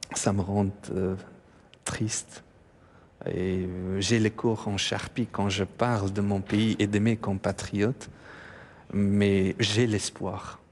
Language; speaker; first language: French; non-native, fluent; Persian